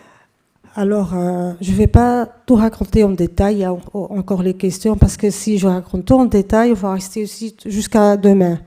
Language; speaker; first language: French; non-native, fluent; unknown